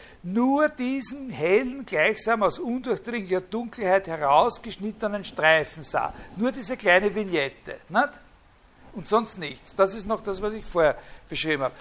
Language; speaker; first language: German; native; German